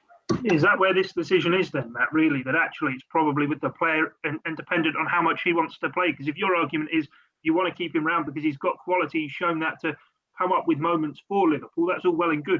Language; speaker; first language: English; native; English